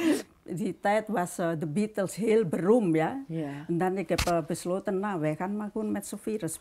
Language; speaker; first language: Dutch; non-native, fluent; Indonesian